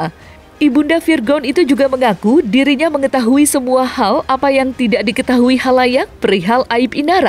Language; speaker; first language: Indonesian; native; Indonesian